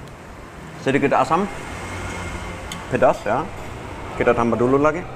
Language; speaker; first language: Indonesian; non-native, fluent; German